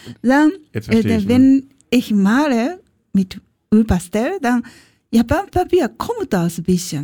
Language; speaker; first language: German; non-native, learner; Japanese